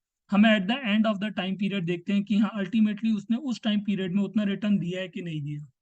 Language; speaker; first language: Hindi; native; Hindi